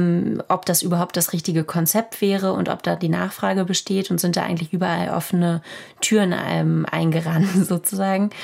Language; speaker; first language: German; native; German